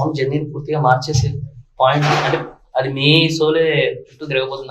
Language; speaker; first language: Telugu; native; Telugu